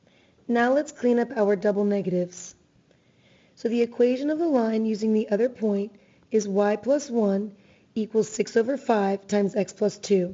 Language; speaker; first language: English; native; English